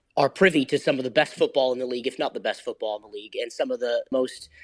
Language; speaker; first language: English; native; English